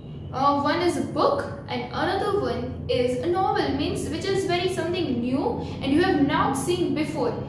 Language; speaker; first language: English; non-native, local second language; Gujarati